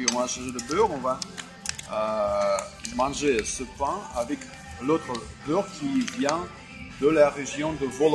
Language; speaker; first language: French; non-native, fluent; Russian